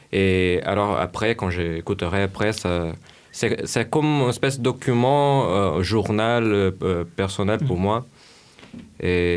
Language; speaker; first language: French; non-native, fluent; Portuguese